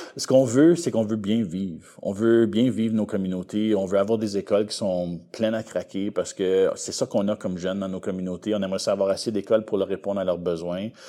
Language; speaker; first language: French; native; French